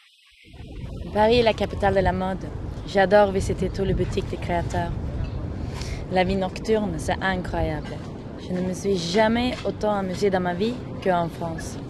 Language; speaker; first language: French; non-native, fluent; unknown